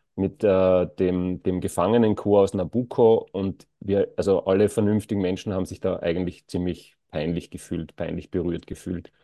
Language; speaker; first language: German; native; German